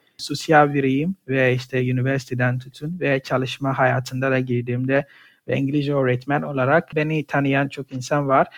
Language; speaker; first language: Turkish; non-native, fluent; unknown